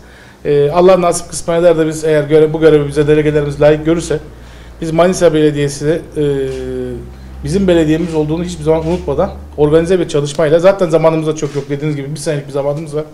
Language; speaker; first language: Turkish; native; Turkish